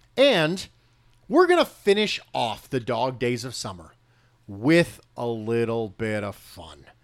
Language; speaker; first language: English; native; English